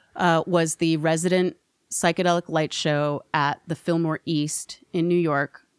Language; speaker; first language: English; native; English